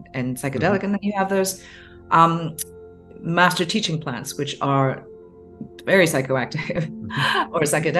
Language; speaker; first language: English; non-native, local second language; Cantonese